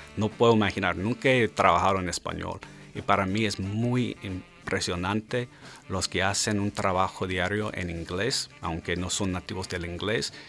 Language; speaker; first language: Spanish; non-native, fluent; English